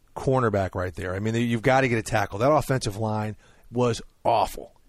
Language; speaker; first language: English; native; English